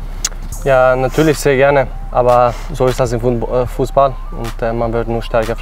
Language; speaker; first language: German; non-native, fluent; Swedish